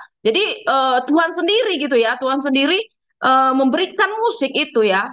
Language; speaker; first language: Indonesian; native; Indonesian